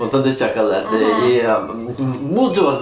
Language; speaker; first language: Spanish; non-native, learner; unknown